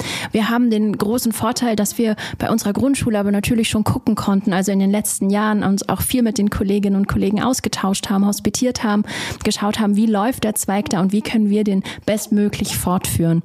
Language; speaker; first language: German; native; German